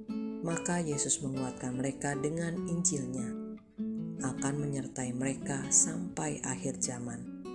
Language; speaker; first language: Indonesian; native; Indonesian